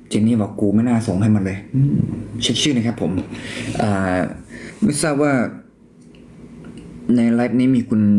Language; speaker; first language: Thai; native; Thai